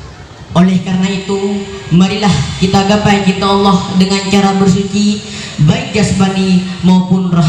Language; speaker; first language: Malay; non-native, local second language; Madurese